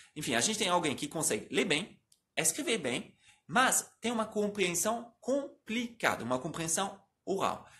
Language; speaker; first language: Portuguese; non-native, fluent; French